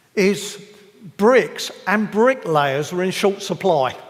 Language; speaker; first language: English; native; English